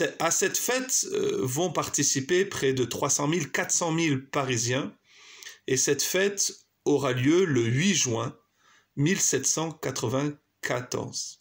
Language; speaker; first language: French; native; French